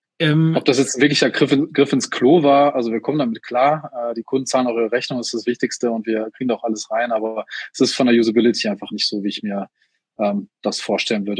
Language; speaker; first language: German; native; German